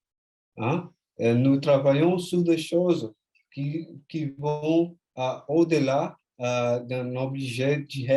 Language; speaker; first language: French; non-native, fluent; Portuguese